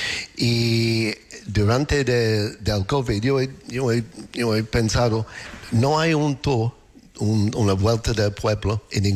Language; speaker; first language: Spanish; non-native, learner; English